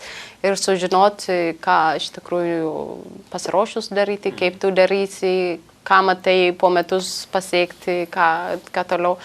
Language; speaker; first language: Lithuanian; non-native, learner; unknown